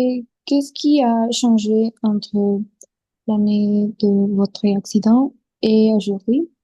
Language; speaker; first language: French; non-native, learner; Spanish